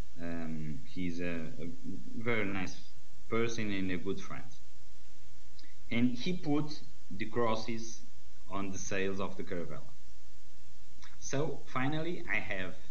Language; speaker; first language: English; non-native, learner; Portuguese